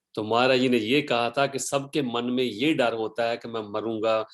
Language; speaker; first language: Hindi; non-native, local second language; Punjabi